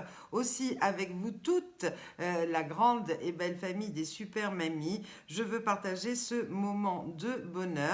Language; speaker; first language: French; native; French